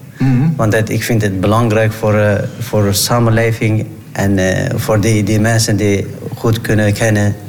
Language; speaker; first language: Dutch; non-native, learner; Turkish